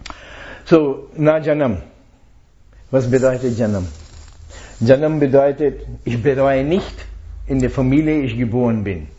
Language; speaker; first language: German; non-native, fluent; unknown